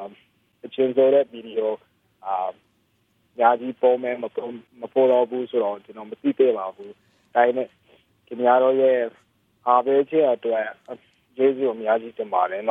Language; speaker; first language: Burmese; non-native, learner; English